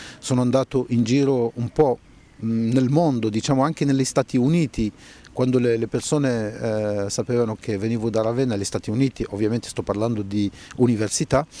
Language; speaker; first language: Italian; non-native, fluent; Arabic